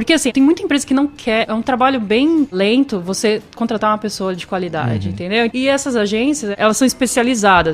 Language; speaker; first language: Portuguese; native; Portuguese